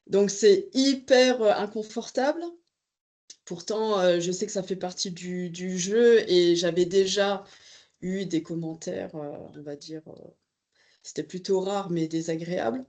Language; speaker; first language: French; native; French